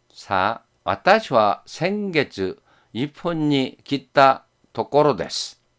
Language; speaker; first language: Japanese; non-native, fluent; Korean